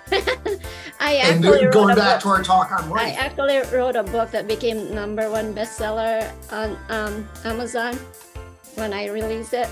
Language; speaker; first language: English; non-native, local second language; Filipino